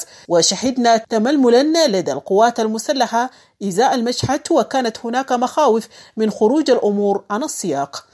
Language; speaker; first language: Arabic; native; Arabic